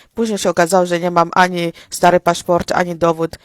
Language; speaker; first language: Polish; non-native, fluent; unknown